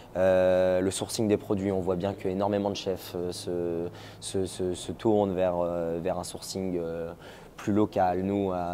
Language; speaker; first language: French; native; French